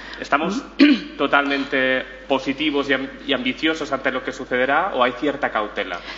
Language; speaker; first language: Spanish; native; Spanish